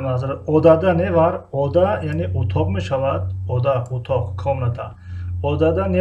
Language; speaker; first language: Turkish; non-native, fluent; Tajik